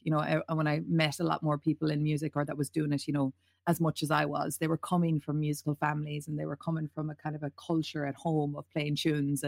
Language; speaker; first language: English; native; English